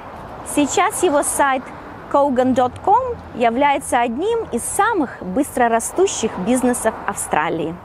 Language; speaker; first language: Russian; native; Russian